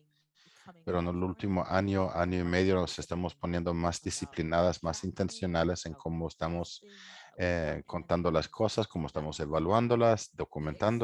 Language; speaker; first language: Spanish; non-native, fluent; English